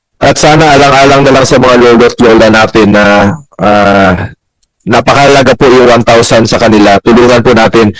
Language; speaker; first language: Filipino; native; Filipino